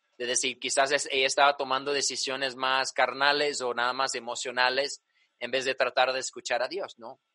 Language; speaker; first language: Spanish; early bilingual, other home language; English